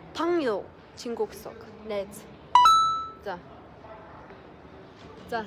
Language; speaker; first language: Mongolian; native; Mongolian